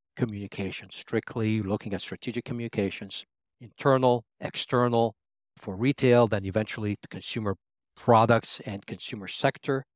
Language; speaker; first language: English; early bilingual, other home language; Arabic